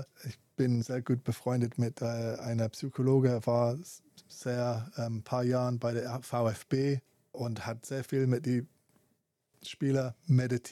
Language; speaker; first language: German; non-native, fluent; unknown